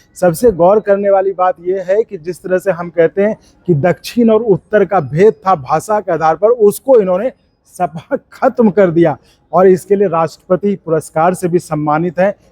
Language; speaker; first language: Hindi; native; Hindi